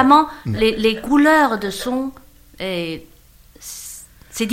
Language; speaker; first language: French; non-native, learner; Chinese